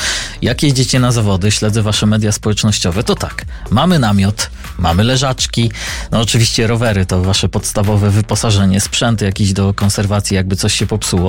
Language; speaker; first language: Polish; native; Polish